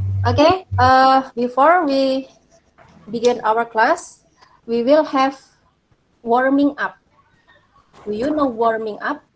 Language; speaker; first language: English; non-native, fluent; Indonesian